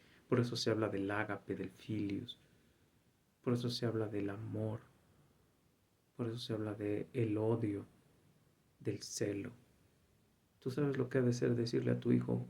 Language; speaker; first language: Spanish; native; Spanish